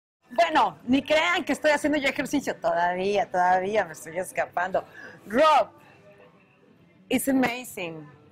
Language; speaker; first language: Spanish; native; Spanish